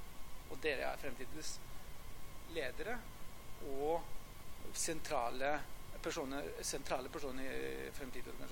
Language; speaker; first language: Norwegian; non-native, fluent; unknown